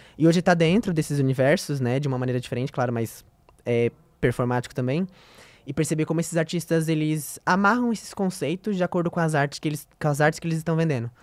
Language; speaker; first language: Portuguese; native; Portuguese